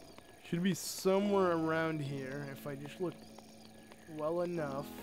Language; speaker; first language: English; native; English